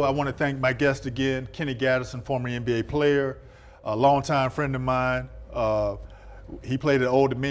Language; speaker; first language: English; native; English